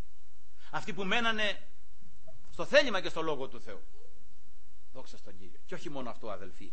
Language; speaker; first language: Greek; native; Greek